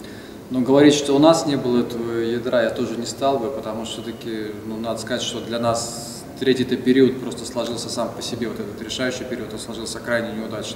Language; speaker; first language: Russian; native; Russian